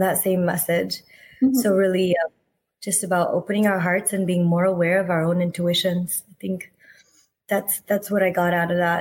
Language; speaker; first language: English; native; English